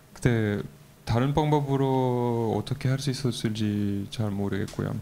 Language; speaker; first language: Korean; non-native, fluent; French